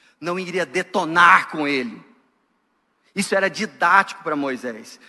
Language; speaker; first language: Portuguese; native; Portuguese